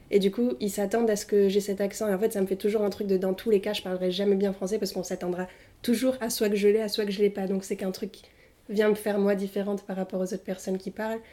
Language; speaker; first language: French; early bilingual, other home language; Arabic